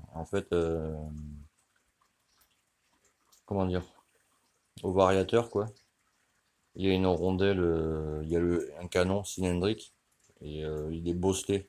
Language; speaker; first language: French; native; French